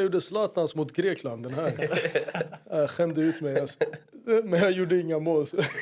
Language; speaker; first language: Swedish; native; Swedish